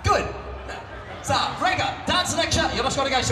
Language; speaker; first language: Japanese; non-native, fluent; English